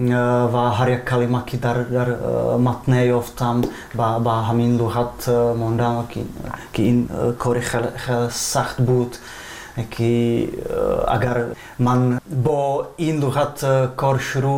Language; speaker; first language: Persian; non-native, fluent; Czech